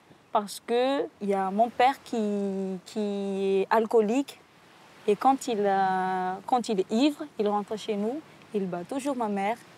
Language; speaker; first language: French; non-native, local second language; Malagasy